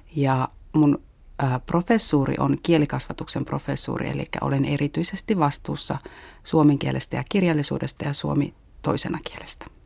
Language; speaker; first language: Finnish; native; Finnish